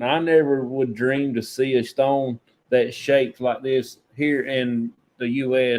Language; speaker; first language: English; native; English